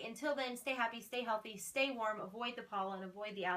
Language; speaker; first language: English; native; English